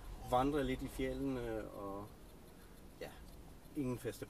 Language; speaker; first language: Danish; non-native, fluent; Polish